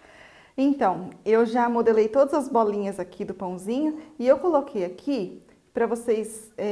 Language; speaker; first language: Portuguese; native; Portuguese